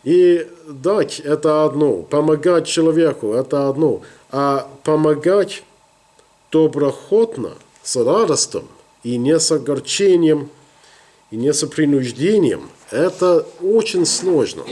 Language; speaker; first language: Russian; non-native, learner; English